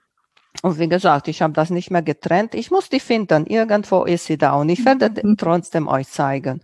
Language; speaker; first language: German; non-native, local second language; Romanian